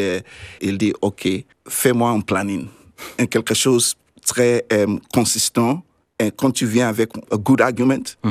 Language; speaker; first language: French; non-native, learner; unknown